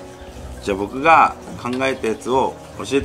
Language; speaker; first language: Japanese; native; Japanese